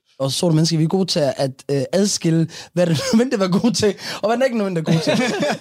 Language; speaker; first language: Danish; early bilingual, other home language; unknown